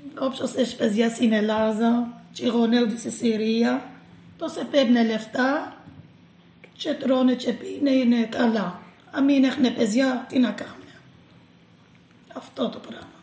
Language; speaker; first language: Greek; non-native, local second language; Arabic